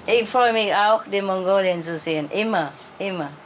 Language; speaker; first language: German; non-native, learner; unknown